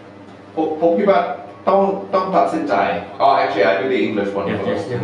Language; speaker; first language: Thai; non-native, fluent; English